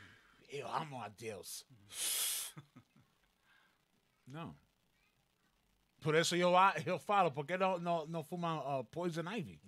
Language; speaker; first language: Portuguese; non-native, learner; Spanish